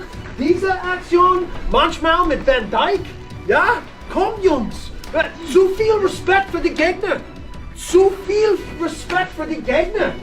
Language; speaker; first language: German; non-native, learner; English